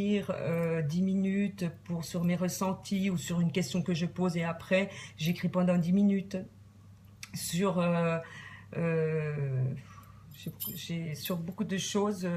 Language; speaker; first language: French; native; French